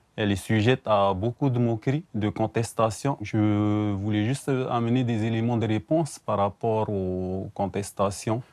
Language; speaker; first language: French; non-native, local second language; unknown